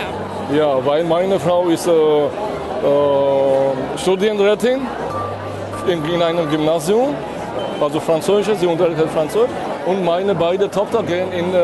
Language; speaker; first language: German; non-native, fluent; Georgian